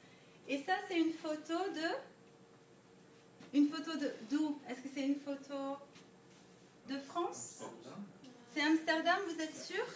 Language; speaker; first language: French; non-native, fluent; Dutch